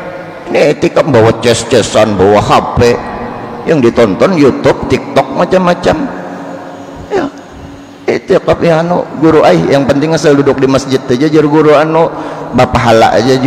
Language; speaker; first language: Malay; non-native, local second language; Banjar